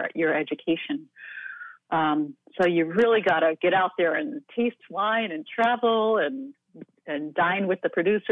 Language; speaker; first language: English; native; English